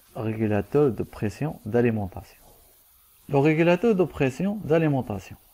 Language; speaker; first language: French; non-native, local second language; Arabic